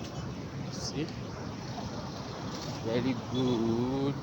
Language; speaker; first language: English; non-native, learner; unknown